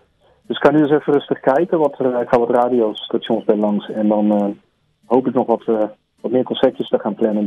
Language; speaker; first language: Dutch; native; Dutch